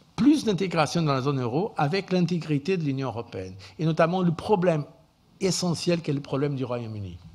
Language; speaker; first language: French; non-native, fluent; Portuguese